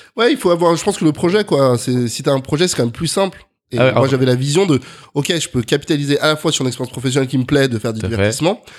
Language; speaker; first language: French; native; French